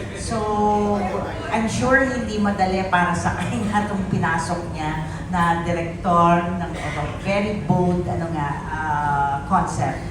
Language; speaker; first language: Filipino; native; Filipino